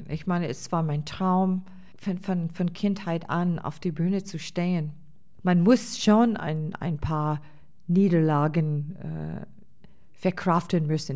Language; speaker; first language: German; non-native, fluent; English